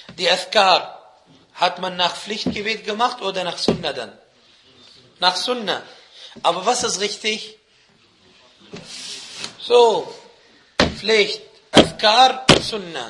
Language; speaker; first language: German; non-native, fluent; Arabic